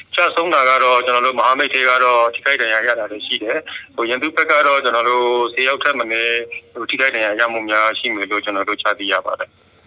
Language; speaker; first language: Burmese; native; Burmese